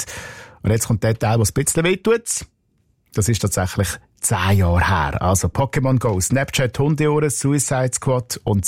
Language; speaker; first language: German; native; German